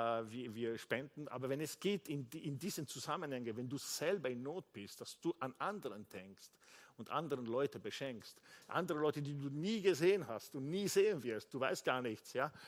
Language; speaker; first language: German; non-native, fluent; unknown